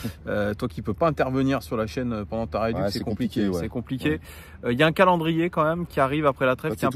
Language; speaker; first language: French; native; French